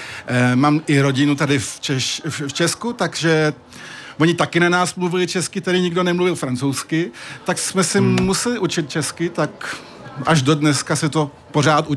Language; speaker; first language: Czech; early bilingual, heritage; French